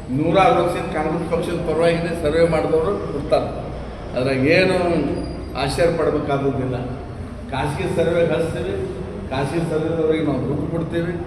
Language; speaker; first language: Kannada; native; Kannada